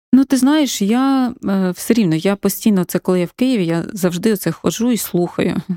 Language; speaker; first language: Ukrainian; native; Ukrainian